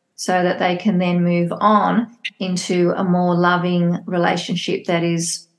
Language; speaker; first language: English; native; English